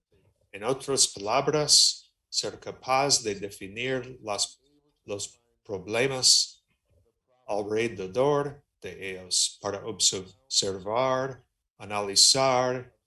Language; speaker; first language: Spanish; non-native, learner; English